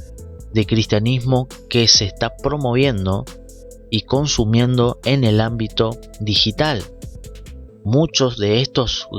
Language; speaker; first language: Spanish; native; Spanish